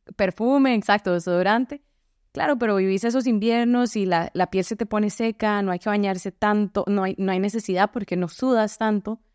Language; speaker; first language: Spanish; native; Spanish